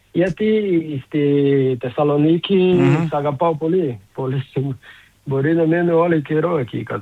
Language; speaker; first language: Greek; non-native, learner; Portuguese